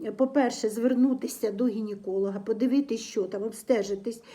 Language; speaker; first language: Ukrainian; non-native, local second language; Russian